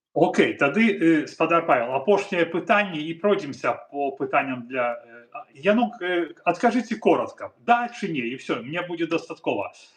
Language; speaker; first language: Belarusian; native; Belarusian